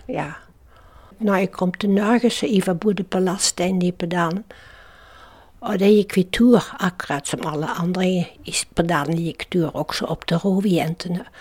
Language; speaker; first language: Norwegian; non-native, fluent; Dutch